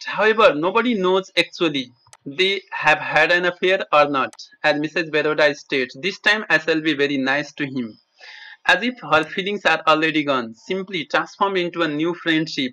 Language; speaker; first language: English; non-native, local second language; Nepali